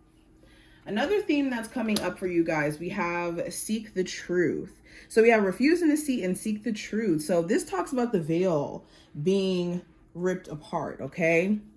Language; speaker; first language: English; native; English